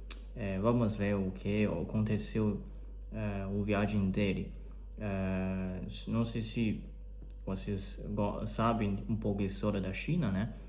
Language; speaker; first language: Portuguese; non-native, learner; Chinese